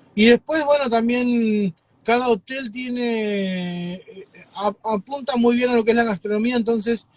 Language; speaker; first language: Spanish; native; Spanish